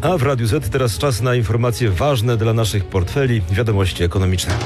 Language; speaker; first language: Polish; native; Polish